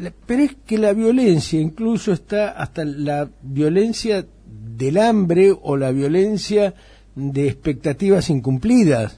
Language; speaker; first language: Spanish; native; Spanish